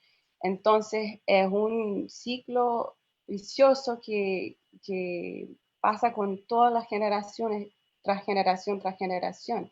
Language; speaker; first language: Spanish; non-native, fluent; English